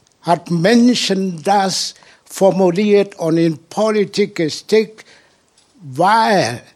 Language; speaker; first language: German; non-native, learner; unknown